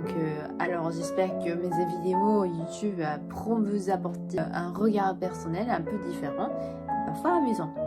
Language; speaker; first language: French; non-native, fluent; Japanese